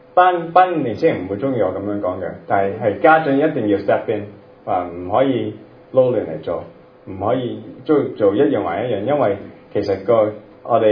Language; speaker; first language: Cantonese; early bilingual, other home language; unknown